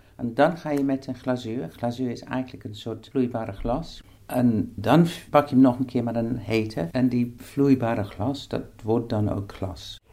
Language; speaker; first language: Dutch; non-native, fluent; English